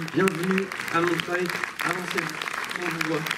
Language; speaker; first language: French; native; French